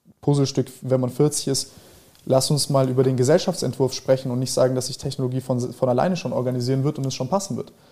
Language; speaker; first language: German; early bilingual, other home language; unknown